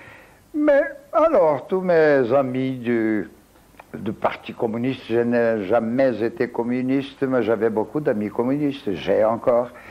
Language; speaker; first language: French; non-native, fluent; Portuguese